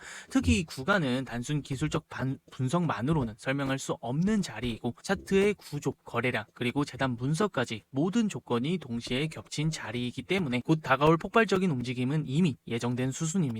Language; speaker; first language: Korean; native; Korean